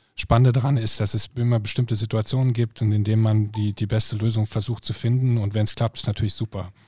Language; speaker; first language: German; non-native, fluent; Icelandic